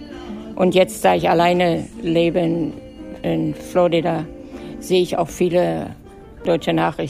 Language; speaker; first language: German; native; German